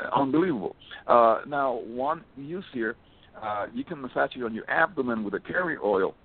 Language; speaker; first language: English; early bilingual, other home language; Spanish